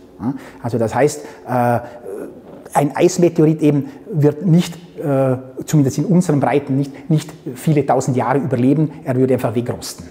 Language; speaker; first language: German; native; German